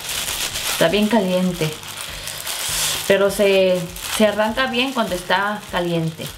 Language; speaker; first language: Spanish; non-native, fluent; Korean